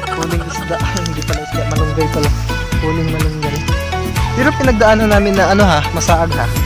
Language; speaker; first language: Filipino; non-native, local second language; Cebuano